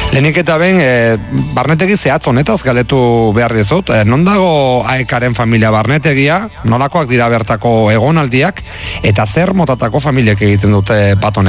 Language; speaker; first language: Basque; native; Basque